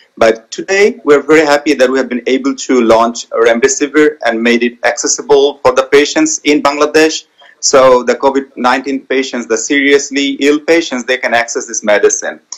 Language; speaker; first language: English; non-native, local second language; Bangla